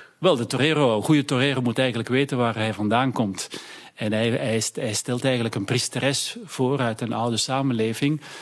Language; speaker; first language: Dutch; native; Dutch